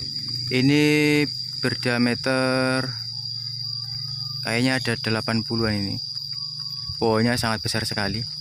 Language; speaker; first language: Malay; non-native, local second language; Javanese